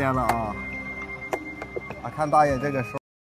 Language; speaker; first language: Chinese; native; Chinese